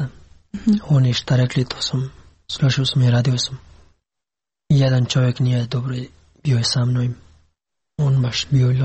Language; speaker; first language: Serbian; non-native, learner; Pashto